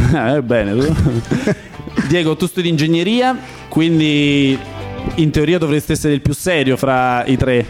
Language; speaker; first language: Italian; native; Italian